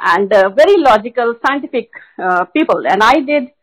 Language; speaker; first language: Hindi; native; Hindi